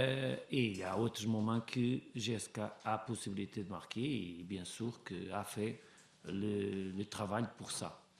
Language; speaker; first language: French; non-native, learner; Portuguese